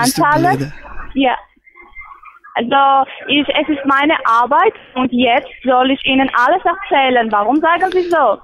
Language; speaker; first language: German; non-native, learner; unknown